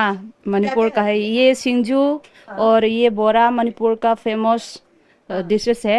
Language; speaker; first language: Hindi; non-native, local second language; Manipuri